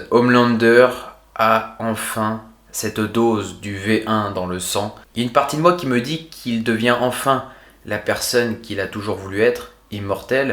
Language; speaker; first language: French; native; French